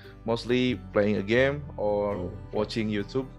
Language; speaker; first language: English; non-native, learner; Indonesian